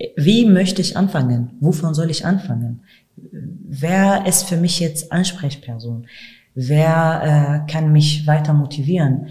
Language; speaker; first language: German; non-native, fluent; Kurdish